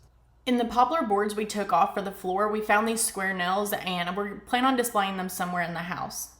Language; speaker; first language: English; native; English